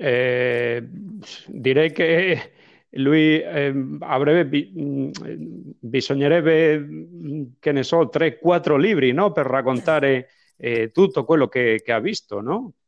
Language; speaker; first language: Italian; non-native, fluent; Spanish